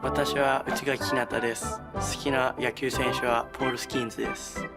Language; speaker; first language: Japanese; native; Japanese